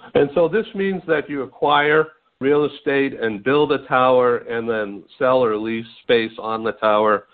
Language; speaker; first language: English; native; English